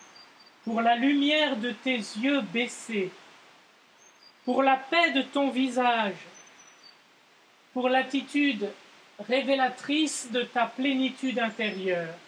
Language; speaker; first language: French; native; French